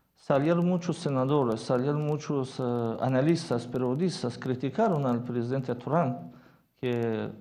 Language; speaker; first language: Spanish; non-native, fluent; Persian